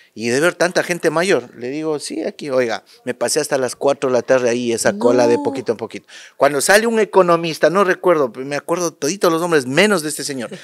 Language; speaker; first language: Spanish; native; Spanish